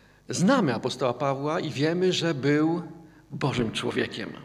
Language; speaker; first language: Polish; native; Polish